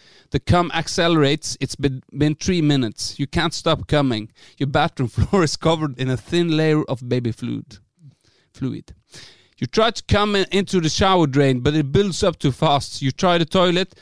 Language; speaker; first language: English; non-native, fluent; Norwegian